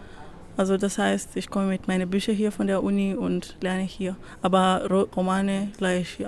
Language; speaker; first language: German; non-native, fluent; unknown